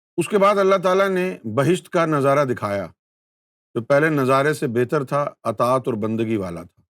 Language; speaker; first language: Urdu; native; Urdu